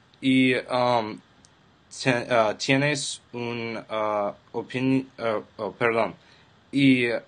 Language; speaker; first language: Spanish; non-native, learner; English